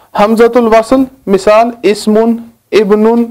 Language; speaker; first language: Arabic; non-native, fluent; Urdu